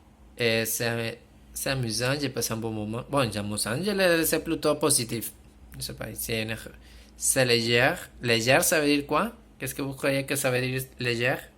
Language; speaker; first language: French; non-native, fluent; Spanish